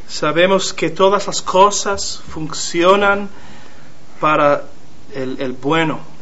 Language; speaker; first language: Spanish; non-native, learner; English